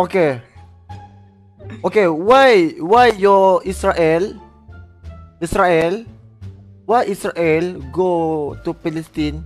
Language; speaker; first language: English; non-native, learner; Malay